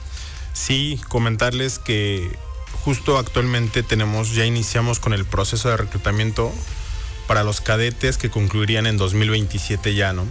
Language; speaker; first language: Spanish; native; Spanish